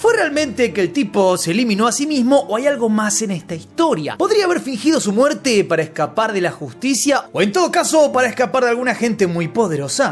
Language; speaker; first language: Spanish; native; Spanish